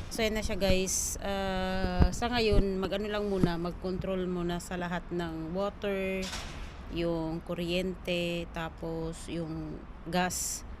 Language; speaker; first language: Filipino; native; Filipino